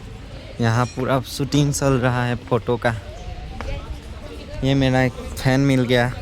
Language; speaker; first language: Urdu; non-native, local second language; Assamese